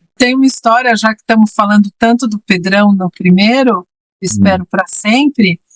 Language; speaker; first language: Portuguese; native; Portuguese